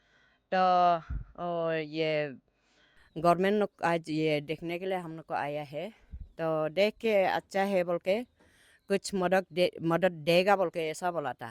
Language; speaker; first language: Hindi; non-native, local second language; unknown